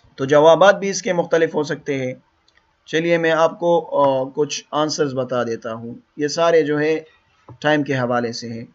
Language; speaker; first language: Urdu; non-native, local second language; Pashto